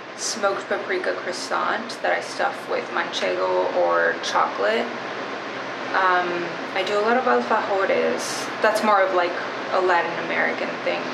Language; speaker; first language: English; native; English